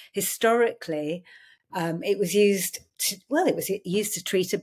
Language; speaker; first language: English; native; English